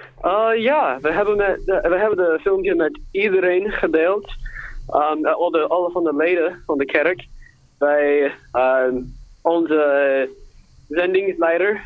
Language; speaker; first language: Dutch; non-native, learner; English